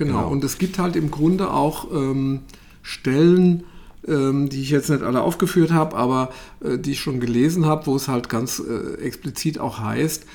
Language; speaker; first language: German; native; German